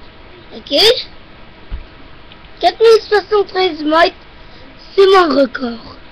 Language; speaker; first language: French; non-native, local second language; English